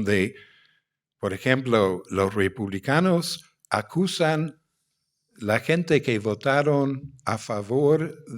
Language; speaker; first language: Spanish; non-native, fluent; English